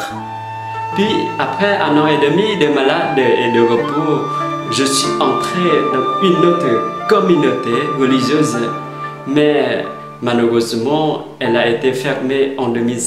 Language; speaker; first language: French; non-native, fluent; Vietnamese